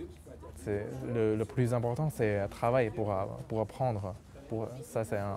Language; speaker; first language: French; non-native, local second language; Chinese